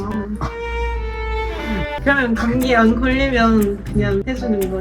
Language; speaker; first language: Korean; non-native, fluent; Japanese